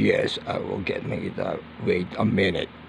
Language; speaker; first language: English; non-native, learner; Filipino